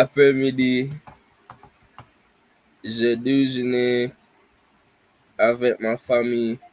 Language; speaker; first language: French; non-native, learner; English